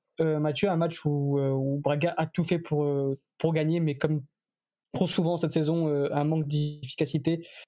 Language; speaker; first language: French; native; French